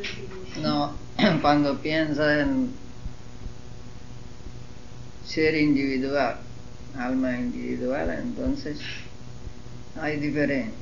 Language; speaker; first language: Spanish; non-native, fluent; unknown